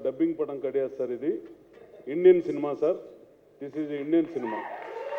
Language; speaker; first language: Tamil; non-native, learner; Telugu